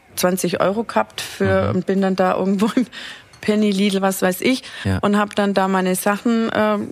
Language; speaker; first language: German; native; German